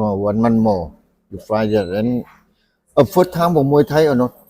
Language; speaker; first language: English; non-native, learner; Thai